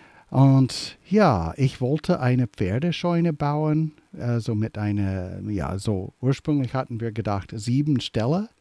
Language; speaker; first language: German; early bilingual, heritage; English